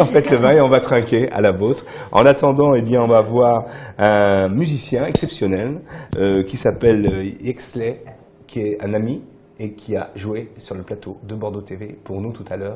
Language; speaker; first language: French; native; French